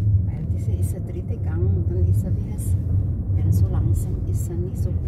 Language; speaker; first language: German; non-native, learner; Indonesian